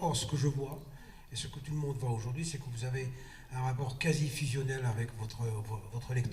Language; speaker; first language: French; non-native, local second language; Kabyle